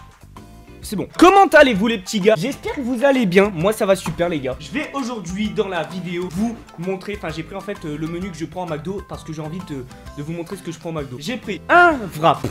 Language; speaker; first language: French; native; French